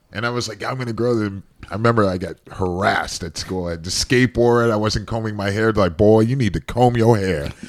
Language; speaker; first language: English; native; English